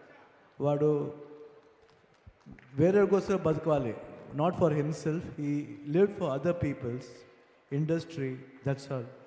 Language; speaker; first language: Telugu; non-native, learner; Kannada